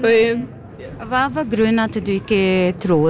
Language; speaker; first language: Norwegian; non-native, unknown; Portuguese